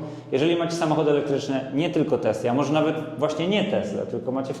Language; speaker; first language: Polish; native; Polish